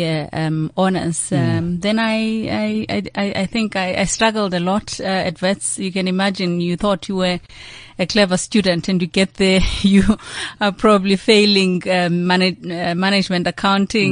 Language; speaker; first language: English; non-native, local second language; Xhosa